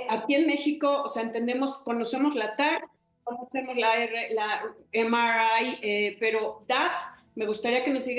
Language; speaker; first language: Spanish; native; Spanish